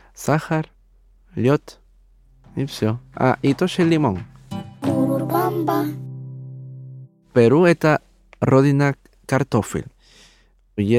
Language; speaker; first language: Russian; non-native, learner; Spanish